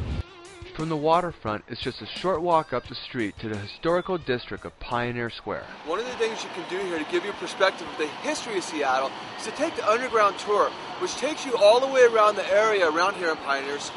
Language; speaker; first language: English; native; English